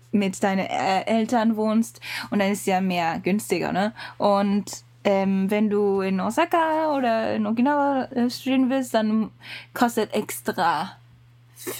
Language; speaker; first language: German; non-native, learner; Japanese